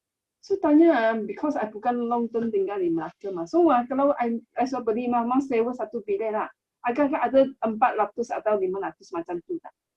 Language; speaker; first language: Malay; non-native, local second language; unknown